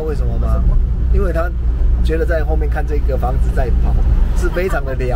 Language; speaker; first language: Chinese; native; Chinese